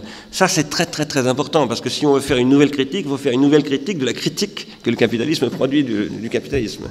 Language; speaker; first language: French; native; French